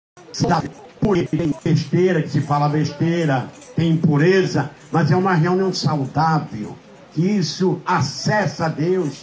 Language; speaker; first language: Portuguese; native; Portuguese